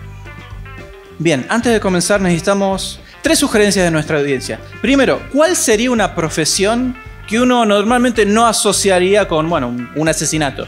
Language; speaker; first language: Spanish; native; Spanish